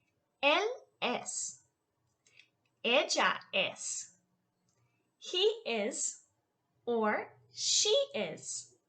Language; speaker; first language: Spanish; non-native, fluent; English